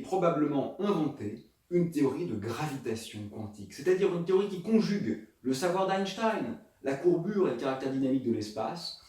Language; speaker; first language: French; native; French